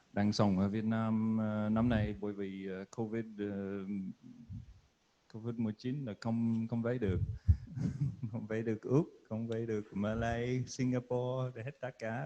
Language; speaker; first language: Vietnamese; non-native, learner; English